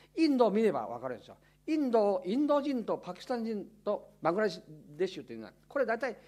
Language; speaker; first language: Japanese; non-native, fluent; Chinese